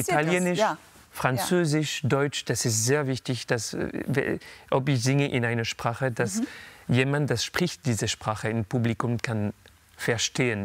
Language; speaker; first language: German; non-native, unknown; French